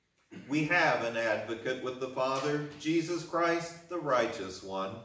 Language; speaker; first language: English; native; English